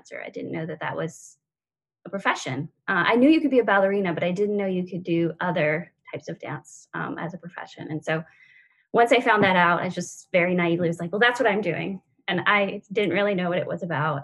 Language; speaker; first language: English; non-native, fluent; French